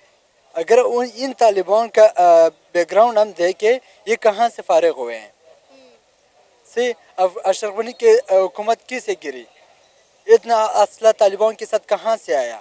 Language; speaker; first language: Hindi; non-native, local second language; Pashto